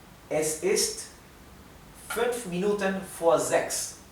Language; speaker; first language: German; non-native, fluent; Spanish